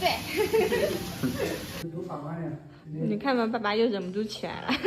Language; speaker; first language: Chinese; native; Chinese